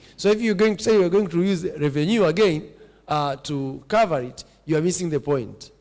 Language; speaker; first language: English; non-native, local second language; Swahili